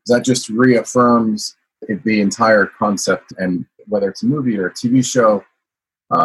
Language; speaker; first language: English; native; English